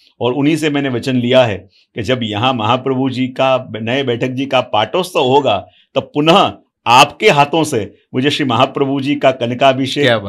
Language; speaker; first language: Hindi; non-native, local second language; Gujarati